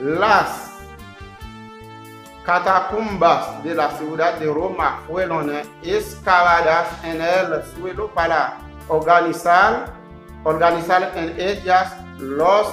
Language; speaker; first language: Spanish; non-native, learner; Haitian Creole